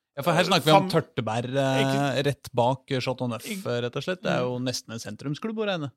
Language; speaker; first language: Norwegian; native; Norwegian